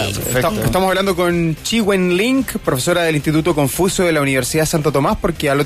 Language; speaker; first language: Spanish; native; Spanish